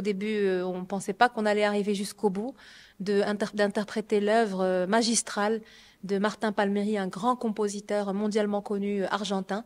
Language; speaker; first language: French; non-native, local second language; Arabic